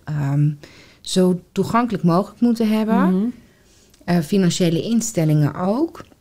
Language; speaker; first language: Dutch; native; Dutch